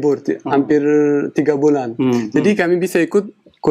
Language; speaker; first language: Indonesian; non-native, fluent; Pashto